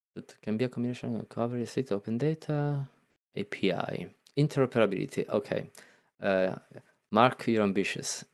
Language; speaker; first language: English; non-native, fluent; Italian